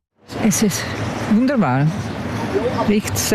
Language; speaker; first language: German; non-native, learner; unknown